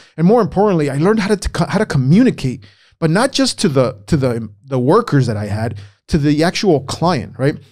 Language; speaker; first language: English; early bilingual, other home language; Spanish